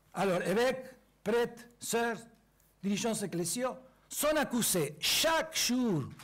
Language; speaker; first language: French; non-native, fluent; Spanish